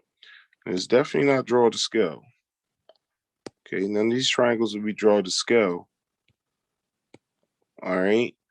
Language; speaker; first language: English; native; English